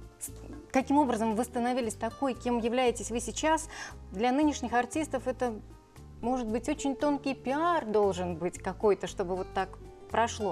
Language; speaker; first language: Russian; native; Russian